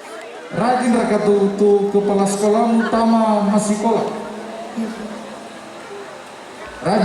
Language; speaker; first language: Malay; non-native, local second language; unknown